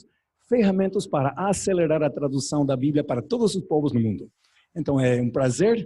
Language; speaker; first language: Portuguese; non-native, learner; English